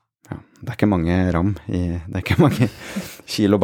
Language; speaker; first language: Norwegian; native; Norwegian